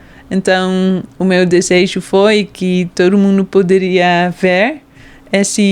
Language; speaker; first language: Portuguese; non-native, fluent; Dutch